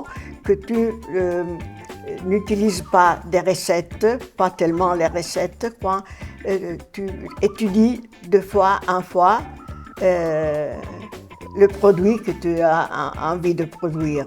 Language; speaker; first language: French; non-native, fluent; Italian